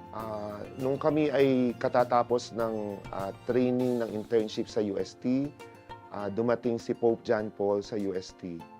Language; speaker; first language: Filipino; native; Filipino